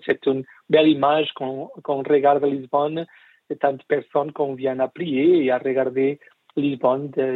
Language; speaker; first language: French; non-native, learner; Portuguese